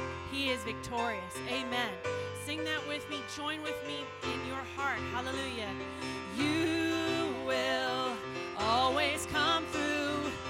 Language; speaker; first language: English; native; English